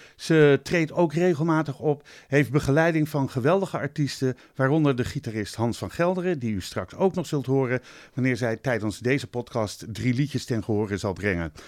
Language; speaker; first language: Dutch; native; Dutch